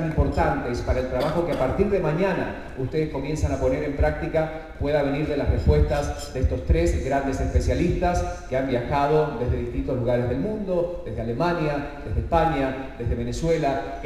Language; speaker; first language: Spanish; native; Spanish